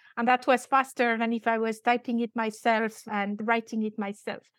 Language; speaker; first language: English; non-native, fluent; French